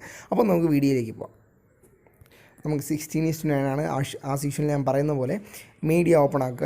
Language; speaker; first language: Malayalam; native; Malayalam